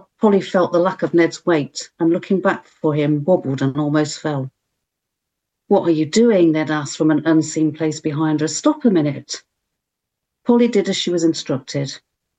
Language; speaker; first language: English; native; English